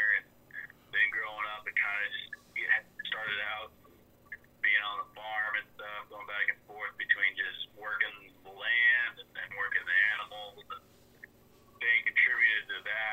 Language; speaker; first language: English; native; English